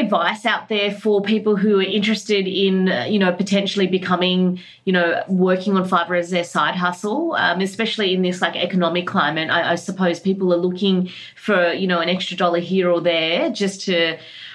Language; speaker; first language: English; native; English